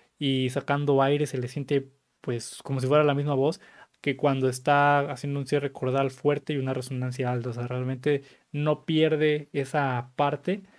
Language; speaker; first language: Spanish; native; Spanish